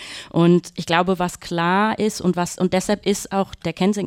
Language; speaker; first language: German; native; German